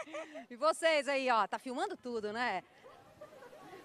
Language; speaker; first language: Portuguese; native; Portuguese